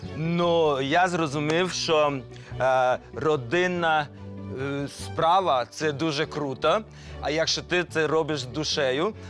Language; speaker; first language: Ukrainian; non-native, local second language; Hungarian